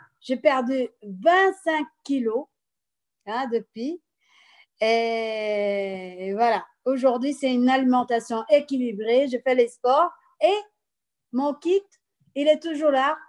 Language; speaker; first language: French; non-native, fluent; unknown